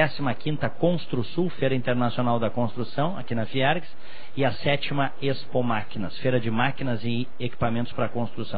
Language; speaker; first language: Portuguese; native; Portuguese